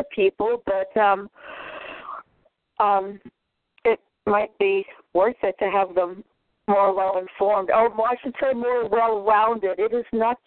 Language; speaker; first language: English; native; English